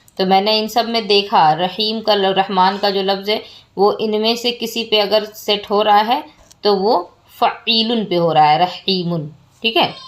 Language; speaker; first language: Urdu; native; Urdu